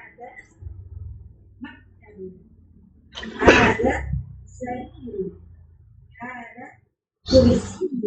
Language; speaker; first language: Arabic; non-native, learner; Indonesian